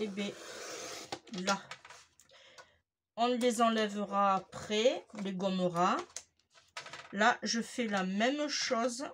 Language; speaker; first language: French; native; French